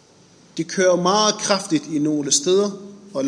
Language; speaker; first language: Danish; non-native, fluent; Arabic